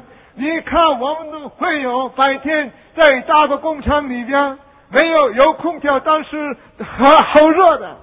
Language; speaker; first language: Chinese; non-native, fluent; Korean